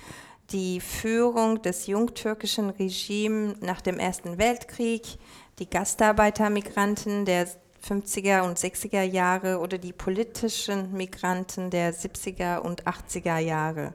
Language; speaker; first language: German; non-native, fluent; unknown